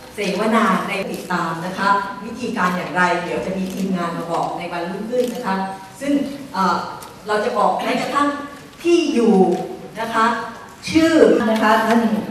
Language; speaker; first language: Thai; native; Thai